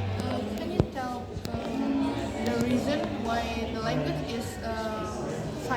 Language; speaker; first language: English; non-native, learner; Indonesian